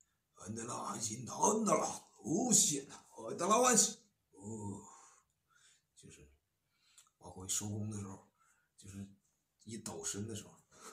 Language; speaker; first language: Chinese; native; Chinese